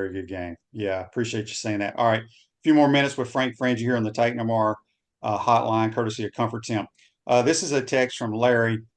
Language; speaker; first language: English; native; English